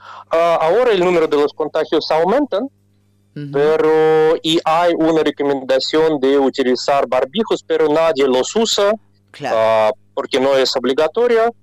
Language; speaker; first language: Spanish; non-native, fluent; Russian